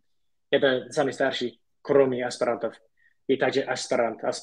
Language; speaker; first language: Russian; non-native, learner; English